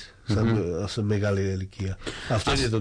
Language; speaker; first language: Greek; non-native, fluent; Slovak